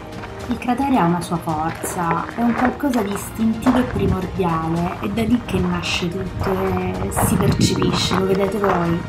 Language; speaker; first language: Italian; native; Italian